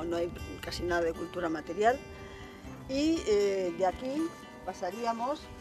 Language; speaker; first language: Spanish; native; Spanish